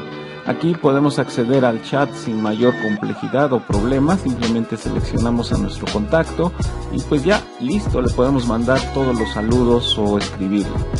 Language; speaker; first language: Spanish; native; Spanish